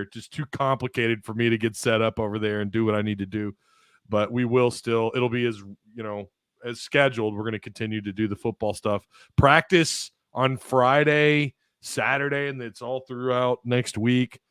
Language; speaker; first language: English; native; English